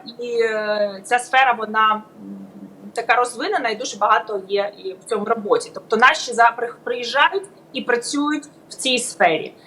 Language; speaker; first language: Ukrainian; native; Ukrainian